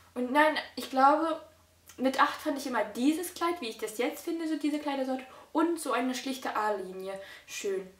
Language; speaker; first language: German; early bilingual, other home language; Russian